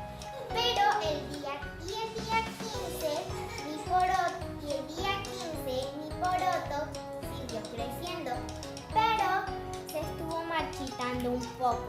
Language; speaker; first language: Spanish; native; Spanish